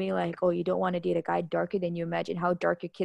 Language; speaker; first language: English; native; English